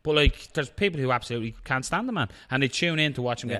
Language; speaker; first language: English; native; English